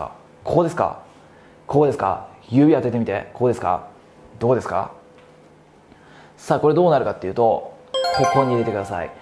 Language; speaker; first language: Japanese; native; Japanese